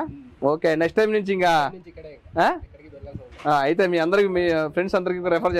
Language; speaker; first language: Telugu; native; Telugu